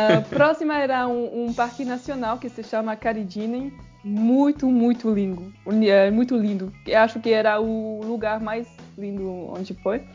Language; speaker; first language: Portuguese; non-native, fluent; French